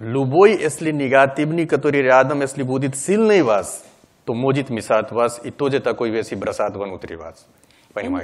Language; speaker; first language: Russian; non-native, learner; Hindi